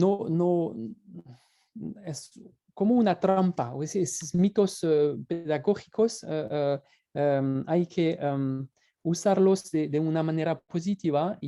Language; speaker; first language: Spanish; non-native, fluent; French